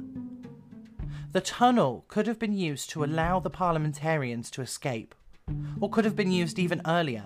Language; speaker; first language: English; native; English